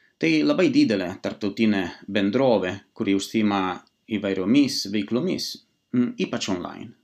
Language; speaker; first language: Lithuanian; non-native, fluent; Italian